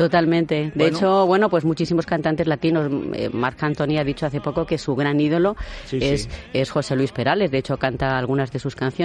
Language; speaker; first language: Spanish; native; Spanish